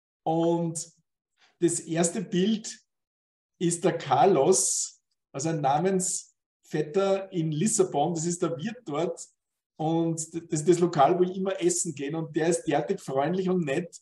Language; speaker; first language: German; native; German